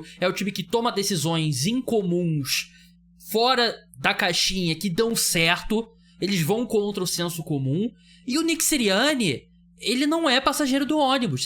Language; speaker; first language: Portuguese; native; Portuguese